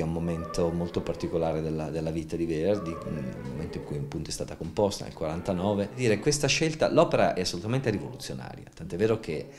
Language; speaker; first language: Italian; native; Italian